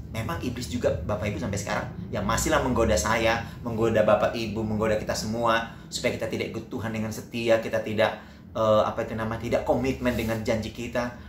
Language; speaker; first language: Indonesian; native; Indonesian